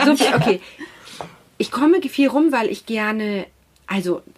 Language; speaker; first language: German; native; German